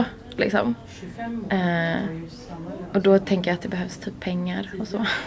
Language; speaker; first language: Swedish; native; Swedish